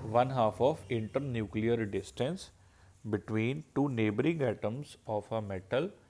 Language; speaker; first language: English; non-native, local second language; Punjabi